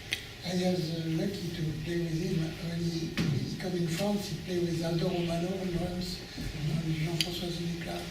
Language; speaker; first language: English; non-native, learner; French